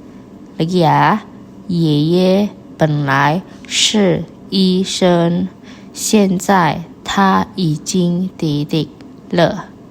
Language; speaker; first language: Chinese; non-native, fluent; Indonesian